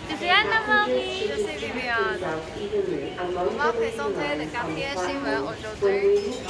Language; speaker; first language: French; non-native, learner; Chinese